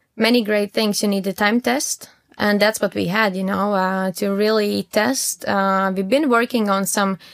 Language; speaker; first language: English; non-native, fluent; Latvian